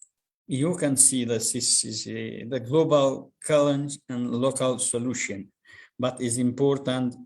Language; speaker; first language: English; non-native, learner; Albanian